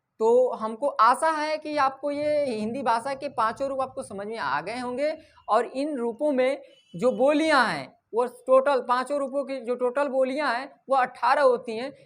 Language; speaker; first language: Hindi; native; Hindi